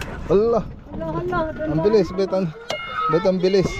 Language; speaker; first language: Filipino; native; Filipino